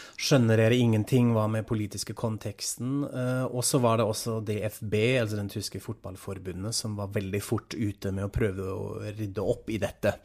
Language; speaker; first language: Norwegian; non-native, fluent; German